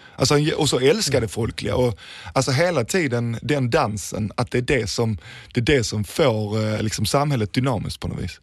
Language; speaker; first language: Swedish; early bilingual, other home language; Danish